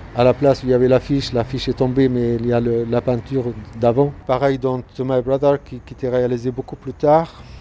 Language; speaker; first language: French; non-native, fluent; Arabic